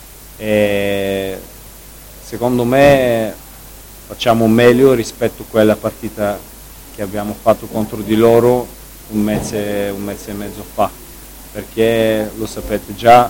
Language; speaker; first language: Italian; non-native, fluent; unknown